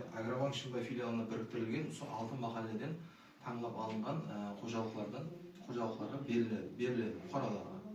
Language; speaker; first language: Uzbek; non-native, local second language; Kara-Kalpak